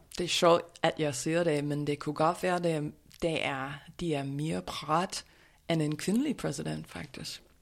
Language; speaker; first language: Danish; non-native, fluent; English